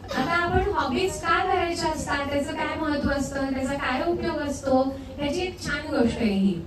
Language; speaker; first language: Marathi; native; Marathi